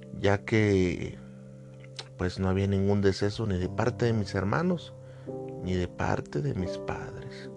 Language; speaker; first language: Spanish; native; Spanish